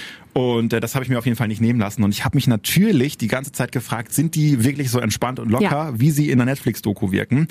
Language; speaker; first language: German; native; German